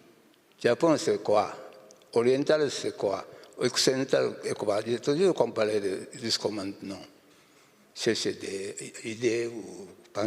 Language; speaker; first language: French; non-native, learner; Japanese